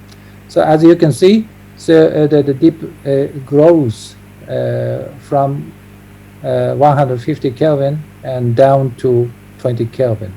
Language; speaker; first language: English; non-native, fluent; Japanese